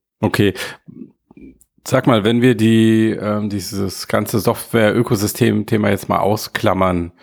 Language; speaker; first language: German; native; German